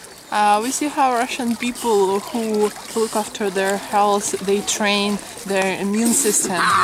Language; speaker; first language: English; non-native, fluent; Russian